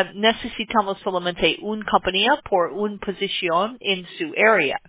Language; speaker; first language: Spanish; non-native, learner; English